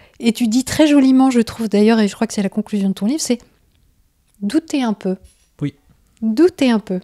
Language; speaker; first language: French; native; French